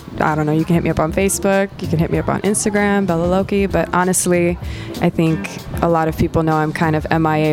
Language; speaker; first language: English; native; English